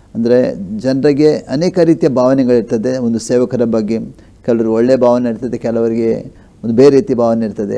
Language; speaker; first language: Kannada; native; Kannada